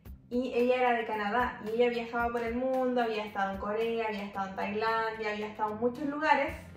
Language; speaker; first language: Spanish; native; Spanish